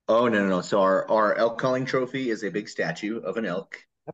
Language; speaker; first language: English; native; English